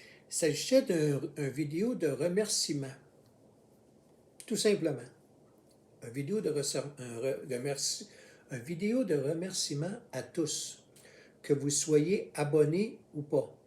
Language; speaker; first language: French; native; French